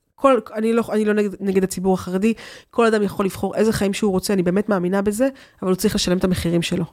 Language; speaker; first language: Hebrew; native; Hebrew